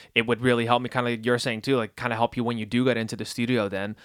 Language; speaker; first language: English; early bilingual, other home language; Dutch